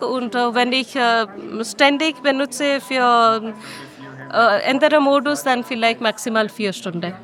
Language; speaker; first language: German; non-native, learner; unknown